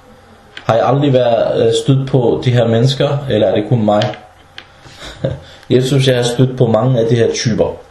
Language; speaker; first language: Danish; early bilingual, other home language; Arabic